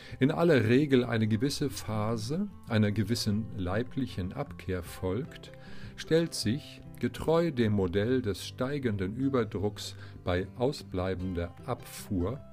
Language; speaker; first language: German; native; German